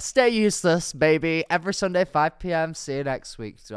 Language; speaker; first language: English; native; English